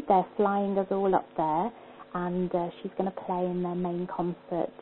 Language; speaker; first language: English; native; English